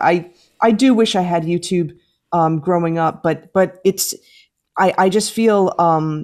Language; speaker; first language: English; native; English